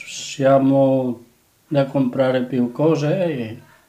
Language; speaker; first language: Italian; non-native, learner; Catalan